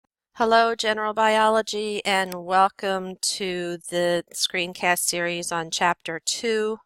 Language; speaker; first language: English; native; English